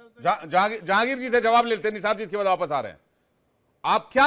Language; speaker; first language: Hindi; native; Hindi